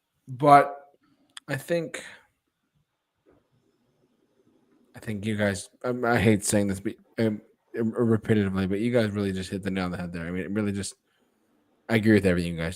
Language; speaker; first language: English; native; English